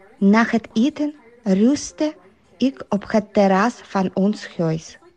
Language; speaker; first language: Dutch; non-native, learner; Ukrainian